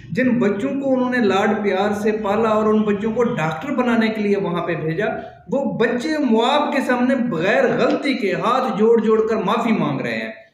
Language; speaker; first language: Urdu; non-native, local second language; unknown